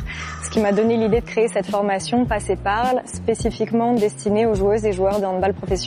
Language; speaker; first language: French; native; French